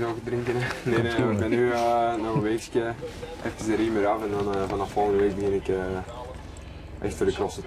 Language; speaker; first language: Dutch; native; Dutch